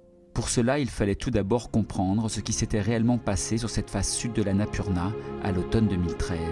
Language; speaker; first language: French; native; French